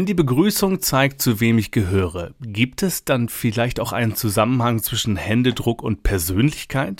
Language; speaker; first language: German; native; German